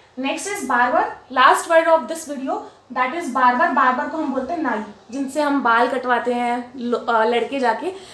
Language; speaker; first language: Hindi; native; Hindi